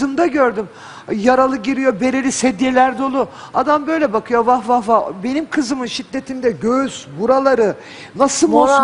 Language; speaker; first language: Turkish; native; Turkish